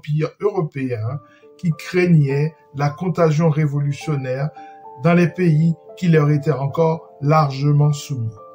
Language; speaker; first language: French; non-native, local second language; Haitian Creole